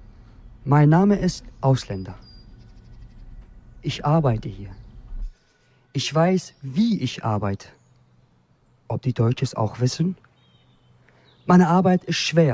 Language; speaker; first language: German; non-native, fluent; Kurdish